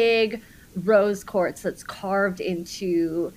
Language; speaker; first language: English; native; English